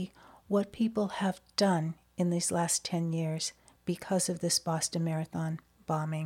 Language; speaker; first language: English; native; English